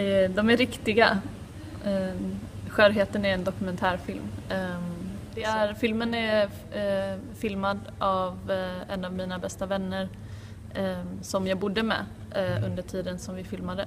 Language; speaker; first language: Swedish; native; Swedish